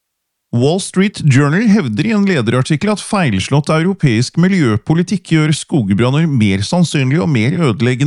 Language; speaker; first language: Norwegian; native; Norwegian